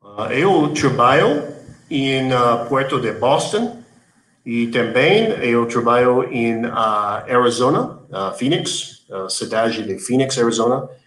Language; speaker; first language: Portuguese; non-native, learner; English